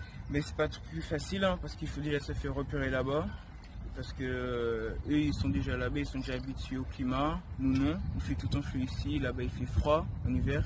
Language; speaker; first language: French; native; French